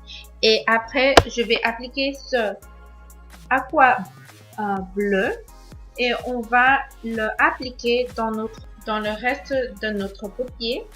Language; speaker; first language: French; non-native, learner; Spanish